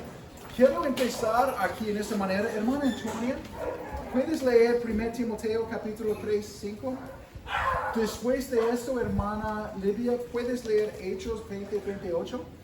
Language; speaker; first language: Spanish; non-native, fluent; English